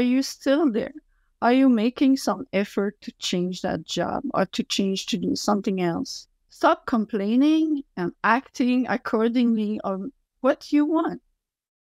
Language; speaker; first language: English; non-native, fluent; French